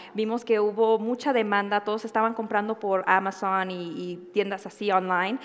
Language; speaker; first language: Spanish; early bilingual, heritage; Spanish